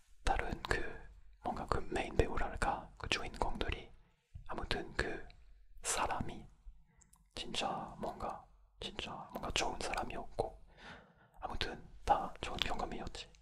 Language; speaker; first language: Korean; non-native, fluent; French